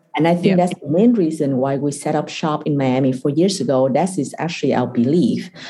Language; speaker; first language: English; non-native, fluent; Vietnamese